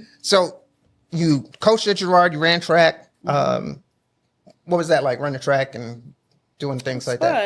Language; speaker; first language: English; native; English